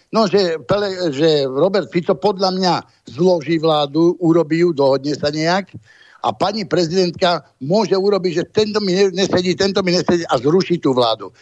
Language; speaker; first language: Slovak; native; Slovak